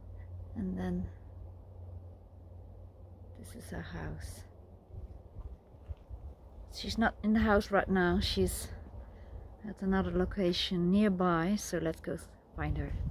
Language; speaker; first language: English; non-native, fluent; Dutch